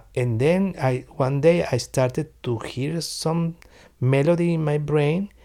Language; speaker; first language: English; non-native, learner; Spanish